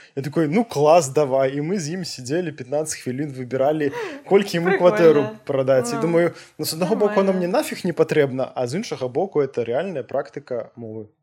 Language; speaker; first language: Belarusian; non-native, local second language; Russian